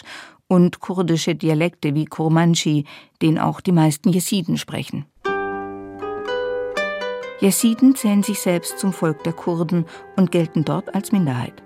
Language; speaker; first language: German; native; German